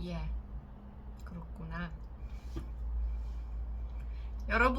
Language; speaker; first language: Korean; non-native, learner; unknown